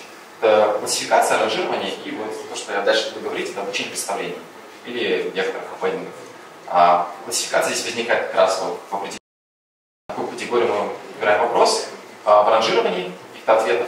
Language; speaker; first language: Russian; native; Russian